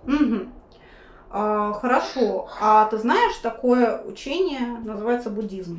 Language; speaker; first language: Russian; native; Russian